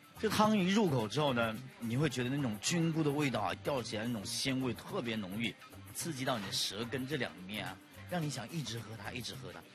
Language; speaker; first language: Chinese; native; Chinese